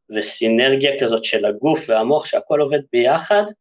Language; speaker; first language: Hebrew; native; Hebrew